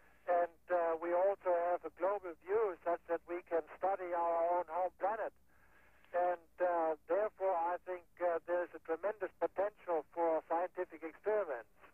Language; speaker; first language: English; non-native, fluent; German